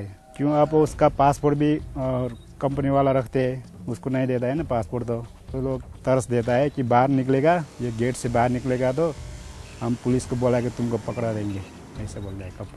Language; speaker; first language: Hindi; non-native, learner; Nepali